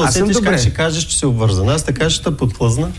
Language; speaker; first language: Bulgarian; native; Bulgarian